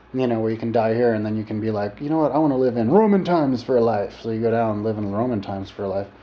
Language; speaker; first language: English; native; English